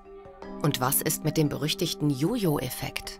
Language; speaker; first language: German; native; German